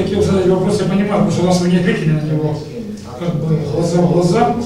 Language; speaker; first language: Russian; native; Russian